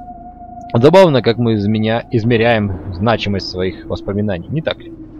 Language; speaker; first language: Russian; native; Russian